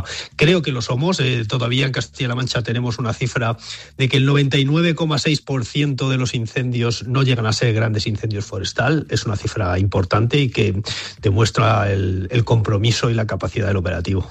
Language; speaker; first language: Spanish; native; Spanish